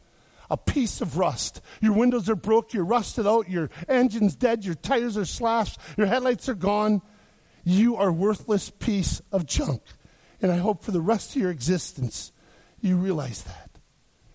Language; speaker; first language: English; native; English